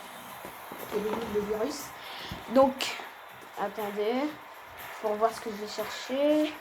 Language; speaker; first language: French; native; French